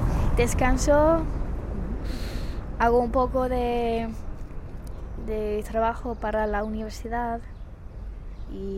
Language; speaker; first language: Spanish; non-native, fluent; English